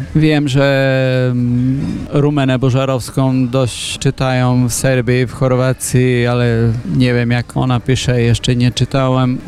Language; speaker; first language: Polish; non-native, fluent; Macedonian